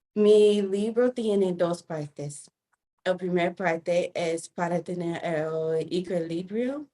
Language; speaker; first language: Spanish; non-native, fluent; English